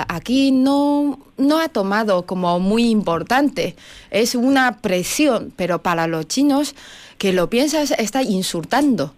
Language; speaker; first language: Spanish; non-native, learner; Chinese